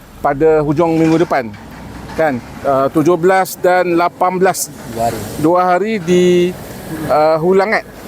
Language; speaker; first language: Malay; native; Malay